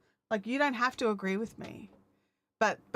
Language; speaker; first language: English; native; English